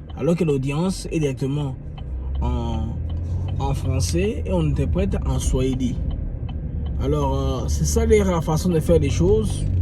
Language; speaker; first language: French; non-native, local second language; Lingala